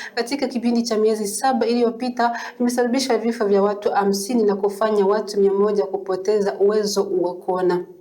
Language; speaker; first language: Swahili; non-native, local second language; Kinyarwanda